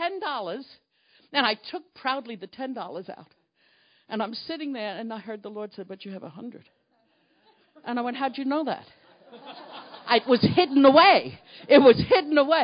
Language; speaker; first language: English; native; English